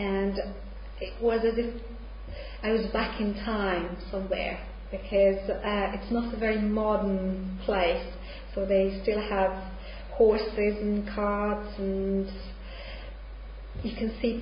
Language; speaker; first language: English; non-native, fluent; Hungarian